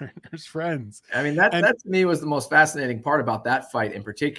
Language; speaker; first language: English; native; English